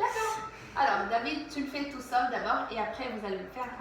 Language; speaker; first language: French; non-native, fluent; English